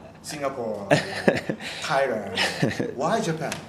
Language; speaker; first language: English; non-native, learner; Japanese